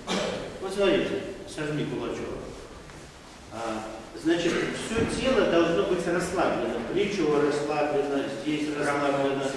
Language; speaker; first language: Russian; native; Russian